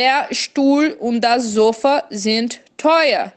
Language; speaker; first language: German; non-native, fluent; Portuguese